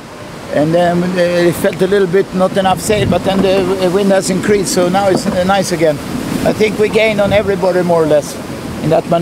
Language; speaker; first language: English; non-native, fluent; Swedish